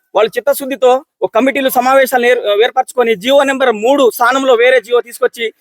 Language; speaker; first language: Telugu; non-native, local second language; Lambadi